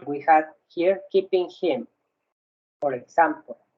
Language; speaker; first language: English; non-native, learner; Spanish